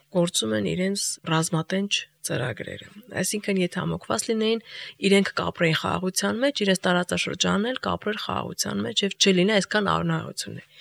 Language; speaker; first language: Armenian; native; Armenian